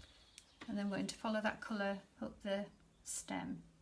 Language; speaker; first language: English; native; English